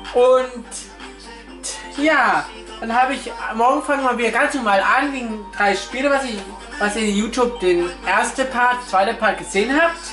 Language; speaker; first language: German; non-native, fluent; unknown